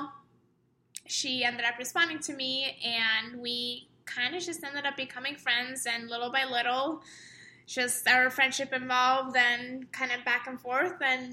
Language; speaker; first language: English; non-native, fluent; Estonian